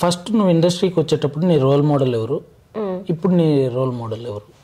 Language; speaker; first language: Telugu; native; Telugu